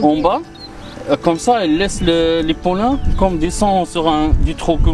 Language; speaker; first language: French; non-native, learner; Arabic